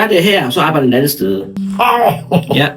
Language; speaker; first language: Danish; non-native, learner; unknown